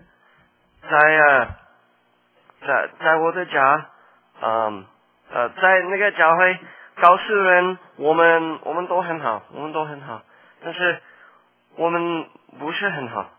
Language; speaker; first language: Chinese; non-native, learner; English